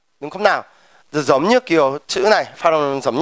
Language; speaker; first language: Vietnamese; non-native, fluent; Korean